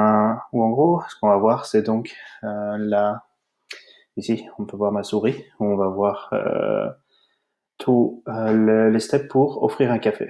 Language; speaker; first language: French; native; French